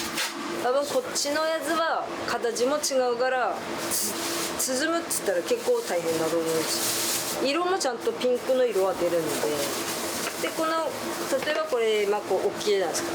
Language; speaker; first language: Japanese; native; Japanese